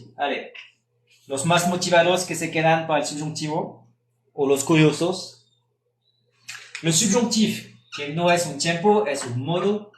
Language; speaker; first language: Spanish; non-native, fluent; French